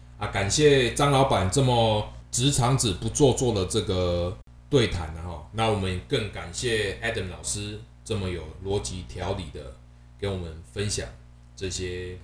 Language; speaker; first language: Chinese; native; Chinese